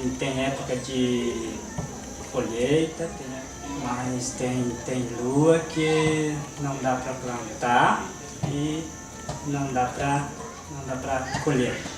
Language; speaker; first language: Portuguese; non-native, local second language; Guarani